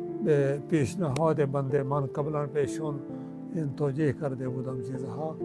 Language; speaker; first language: Persian; non-native, fluent; Urdu